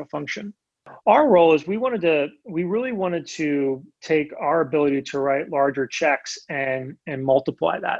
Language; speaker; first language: English; native; English